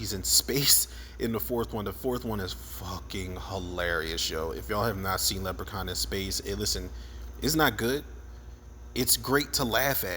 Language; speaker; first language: English; native; English